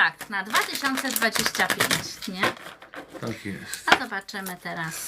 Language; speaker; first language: Polish; native; Polish